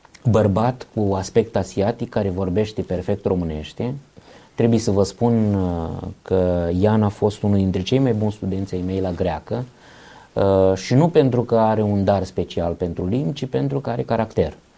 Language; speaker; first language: Romanian; native; Romanian